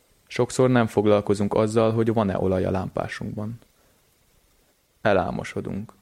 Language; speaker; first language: Hungarian; native; Hungarian